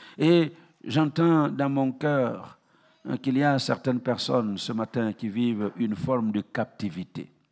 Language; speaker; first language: French; non-native, local second language; Mossi